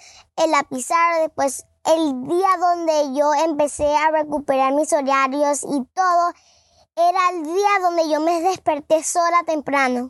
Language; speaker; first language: Spanish; early bilingual, heritage; Spanish